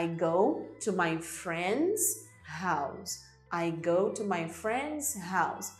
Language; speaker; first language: English; non-native, fluent; Portuguese